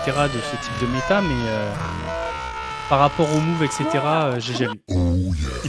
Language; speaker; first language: French; native; French